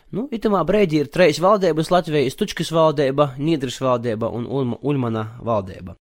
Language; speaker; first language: Latvian; native; Latvian